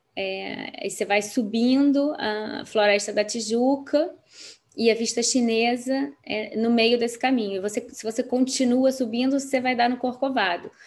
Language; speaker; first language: Portuguese; native; Portuguese